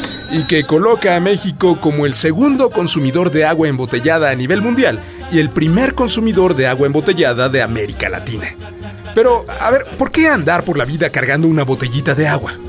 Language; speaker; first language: Spanish; native; Spanish